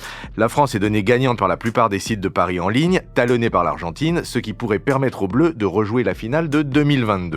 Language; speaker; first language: French; native; French